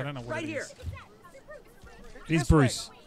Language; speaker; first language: English; native; English